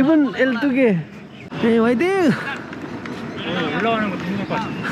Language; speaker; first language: Korean; non-native, learner; Nepali